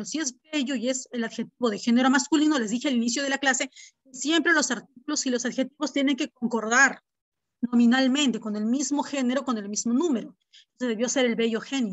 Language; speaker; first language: Spanish; native; Spanish